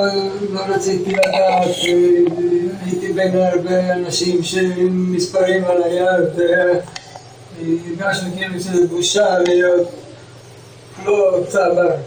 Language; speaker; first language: Hebrew; early bilingual, other home language; Croatian